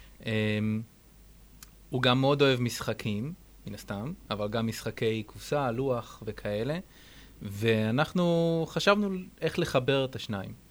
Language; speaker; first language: Hebrew; native; Hebrew